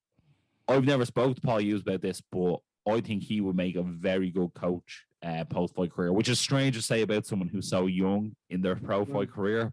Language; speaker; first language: English; native; English